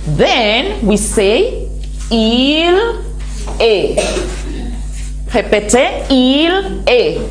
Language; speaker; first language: French; non-native, fluent; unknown